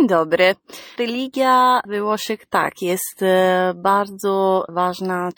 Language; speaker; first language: Polish; non-native, fluent; Italian